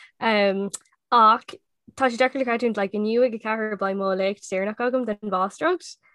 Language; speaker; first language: Irish; non-native, local second language; English